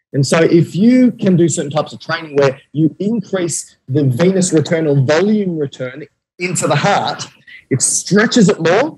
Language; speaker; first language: English; native; English